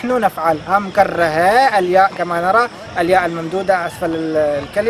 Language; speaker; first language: Arabic; native; Arabic